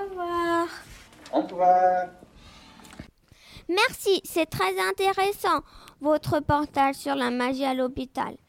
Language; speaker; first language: French; non-native, learner; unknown